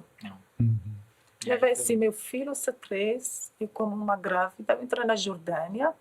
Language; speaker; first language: Portuguese; non-native, learner; Arabic